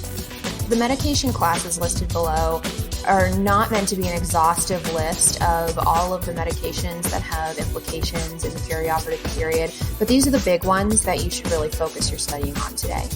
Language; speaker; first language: English; native; English